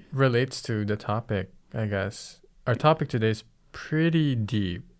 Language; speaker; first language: English; early bilingual, other home language; Filipino